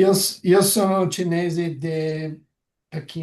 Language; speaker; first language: Italian; non-native, learner; English